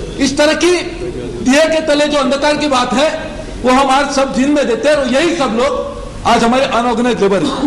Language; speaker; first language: Hindi; non-native, local second language; Marathi